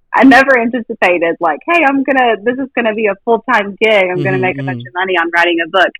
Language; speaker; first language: English; native; English